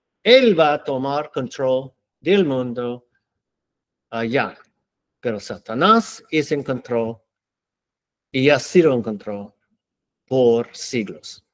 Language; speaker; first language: Spanish; non-native, learner; English